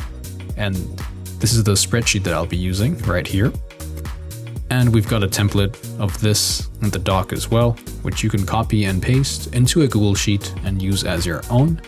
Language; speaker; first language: English; native; English